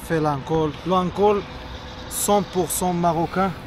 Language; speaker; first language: French; non-native, local second language; Arabic